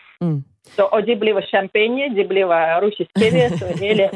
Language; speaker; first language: Danish; non-native, fluent; Russian